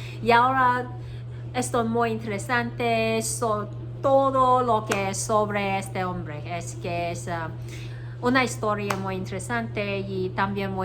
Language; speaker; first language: Spanish; non-native, learner; Cantonese